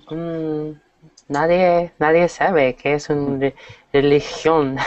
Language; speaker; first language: Spanish; non-native, learner; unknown